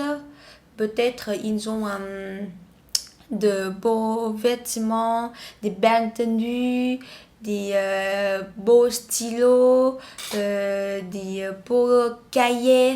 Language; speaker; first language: French; non-native, learner; Vietnamese